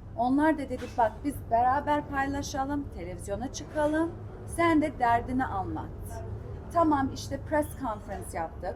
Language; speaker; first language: Turkish; early bilingual, heritage; Turkish